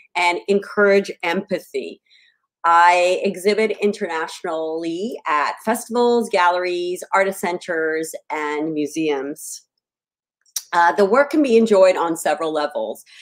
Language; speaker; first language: English; native; English